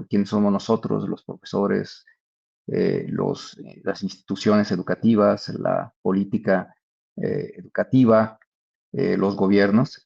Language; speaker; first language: Spanish; native; Spanish